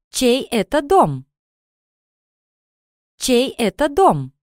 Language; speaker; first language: Russian; non-native, learner; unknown